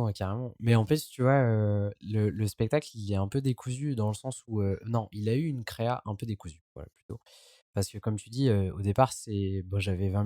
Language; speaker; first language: French; native; French